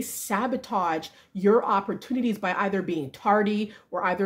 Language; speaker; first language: English; native; English